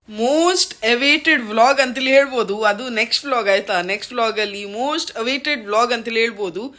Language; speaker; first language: Kannada; native; Kannada